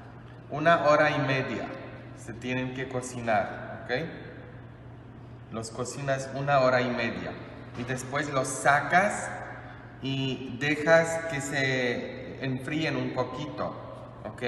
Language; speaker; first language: Spanish; non-native, fluent; English